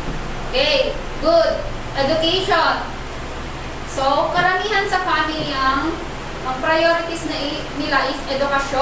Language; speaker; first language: Filipino; native; Filipino